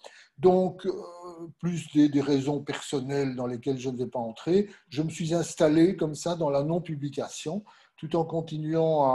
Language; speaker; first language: French; native; French